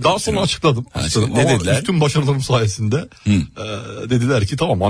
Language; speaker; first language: Turkish; native; Turkish